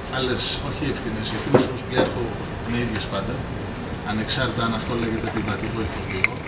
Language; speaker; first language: Greek; early bilingual, heritage; Greek